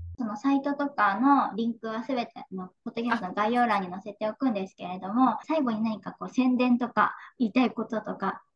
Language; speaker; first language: Japanese; native; Japanese